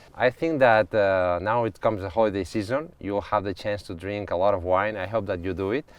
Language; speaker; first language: English; non-native, fluent; Catalan